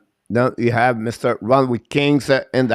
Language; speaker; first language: English; non-native, local second language; French